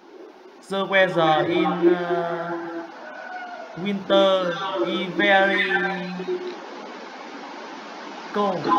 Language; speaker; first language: English; non-native, learner; Vietnamese